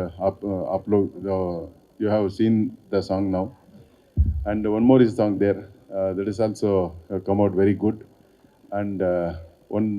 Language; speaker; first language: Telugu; non-native, learner; Kannada